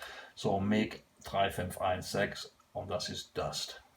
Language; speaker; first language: German; non-native, learner; English